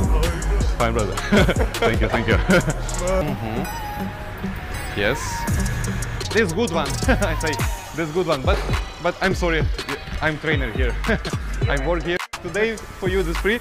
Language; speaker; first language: English; non-native, learner; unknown